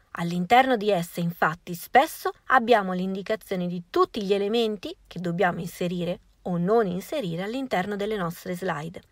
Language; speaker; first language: Italian; native; Italian